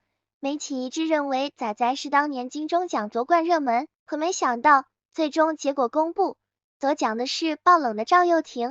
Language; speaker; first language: Chinese; native; Chinese